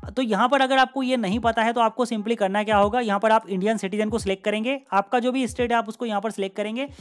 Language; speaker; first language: Hindi; native; Hindi